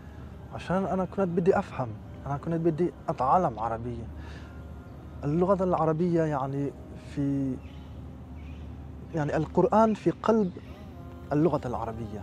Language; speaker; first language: Arabic; non-native, fluent; French